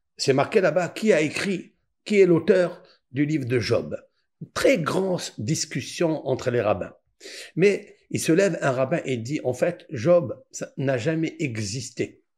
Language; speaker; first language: French; native; French